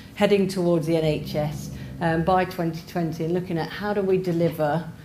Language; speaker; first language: English; native; English